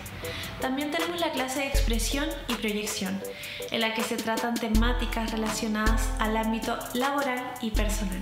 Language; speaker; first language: Spanish; native; Spanish